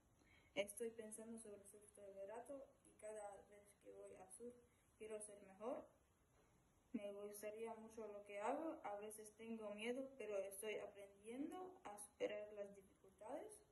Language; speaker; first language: Spanish; early bilingual, other home language; Polish